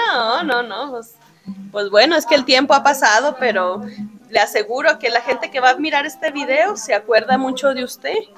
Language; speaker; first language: Spanish; native; Spanish